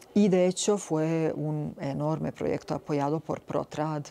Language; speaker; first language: Spanish; non-native, fluent; Serbian